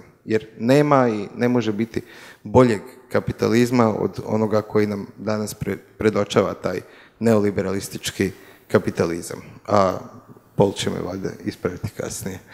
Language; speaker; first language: Croatian; native; Croatian